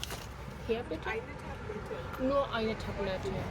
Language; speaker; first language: German; non-native, learner; Korean